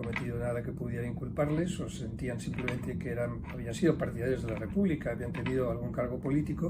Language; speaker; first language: Spanish; native; Spanish